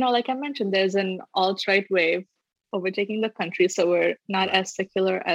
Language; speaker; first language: English; non-native, fluent; Tamil